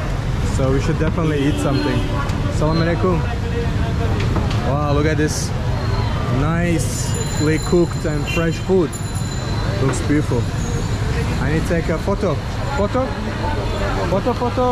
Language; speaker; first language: English; non-native, fluent; Azerbaijani